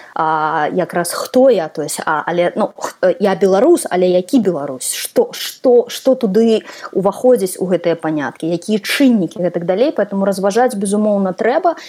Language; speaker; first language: Belarusian; non-native, local second language; Russian